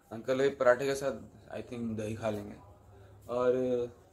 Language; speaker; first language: Hindi; non-native, local second language; Odia